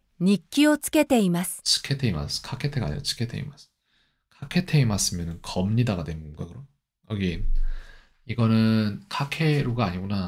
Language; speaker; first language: Japanese; non-native, learner; Korean